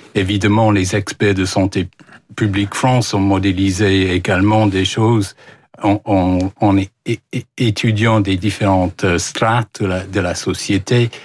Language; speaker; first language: French; non-native, fluent; English